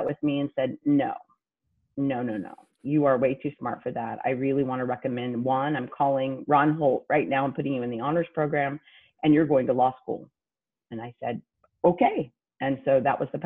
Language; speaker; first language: English; native; English